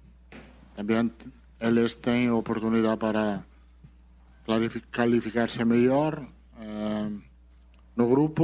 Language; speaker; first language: Portuguese; non-native, fluent; Italian